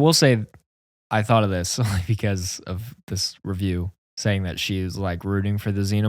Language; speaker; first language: English; native; English